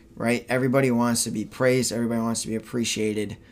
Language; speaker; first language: English; native; English